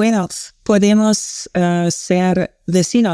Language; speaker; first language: Spanish; non-native, learner; English